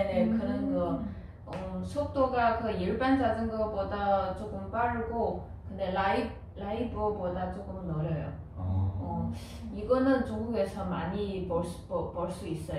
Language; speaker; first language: Korean; non-native, fluent; Chinese